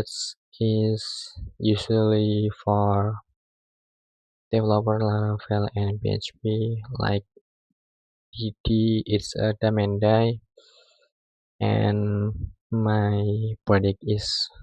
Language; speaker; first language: English; non-native, learner; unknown